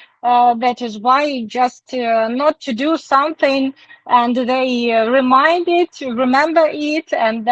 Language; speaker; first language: English; non-native, learner; Ukrainian